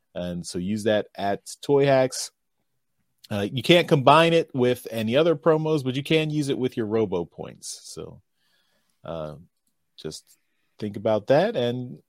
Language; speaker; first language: English; native; English